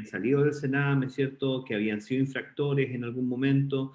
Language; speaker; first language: Spanish; native; Spanish